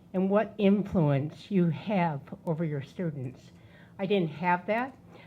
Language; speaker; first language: English; native; English